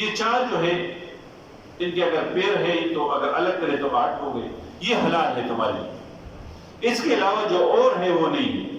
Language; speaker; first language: Urdu; non-native, local second language; Pashto